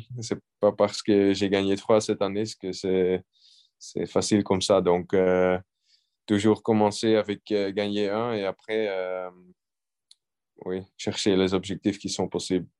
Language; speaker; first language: French; non-native, local second language; Dutch